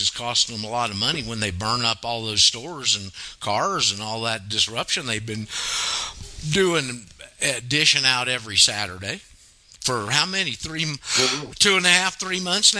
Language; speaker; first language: English; native; English